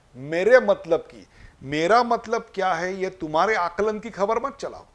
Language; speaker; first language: Hindi; non-native, local second language; Marathi